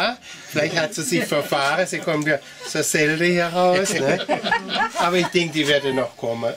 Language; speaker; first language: German; native; German